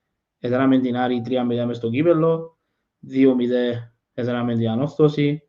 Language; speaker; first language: Greek; early bilingual, heritage; Greek